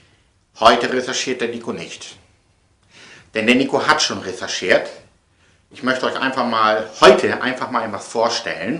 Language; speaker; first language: German; native; German